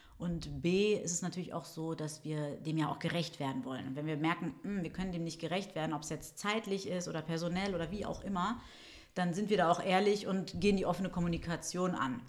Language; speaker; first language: German; early bilingual, other home language; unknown